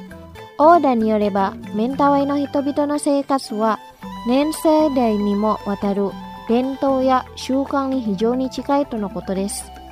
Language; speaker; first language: Japanese; non-native, fluent; Indonesian